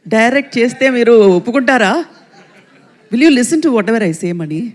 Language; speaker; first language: Telugu; non-native, fluent; Tamil